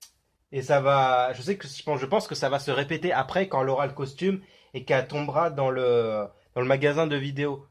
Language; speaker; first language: French; native; French